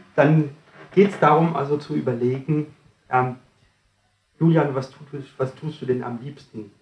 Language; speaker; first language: German; non-native, fluent; French